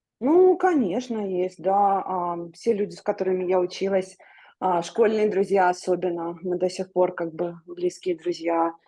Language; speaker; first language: Russian; native; Russian